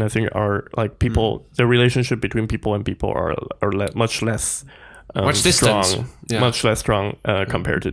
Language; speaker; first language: English; non-native, fluent; Chinese